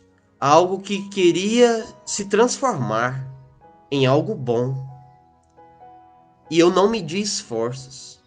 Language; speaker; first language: Portuguese; native; Portuguese